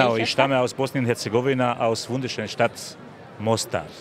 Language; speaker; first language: German; non-native, fluent; Bosnian